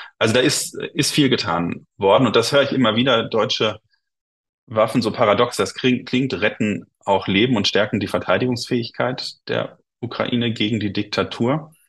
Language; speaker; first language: German; native; German